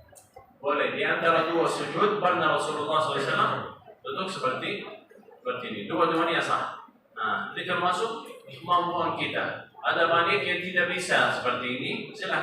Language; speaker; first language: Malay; non-native, fluent; Arabic